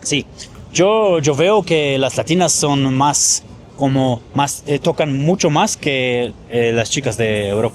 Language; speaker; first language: Spanish; non-native, learner; Polish